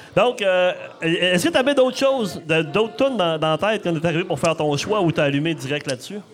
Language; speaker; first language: French; native; French